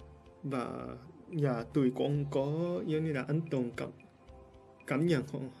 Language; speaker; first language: Vietnamese; non-native, fluent; Japanese